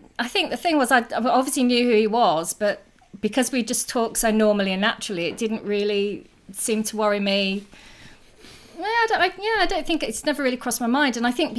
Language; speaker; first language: English; native; English